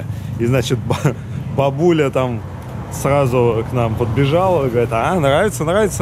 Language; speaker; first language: Russian; native; Russian